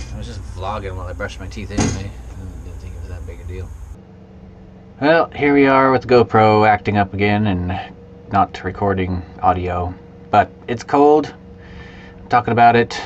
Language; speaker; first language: English; native; English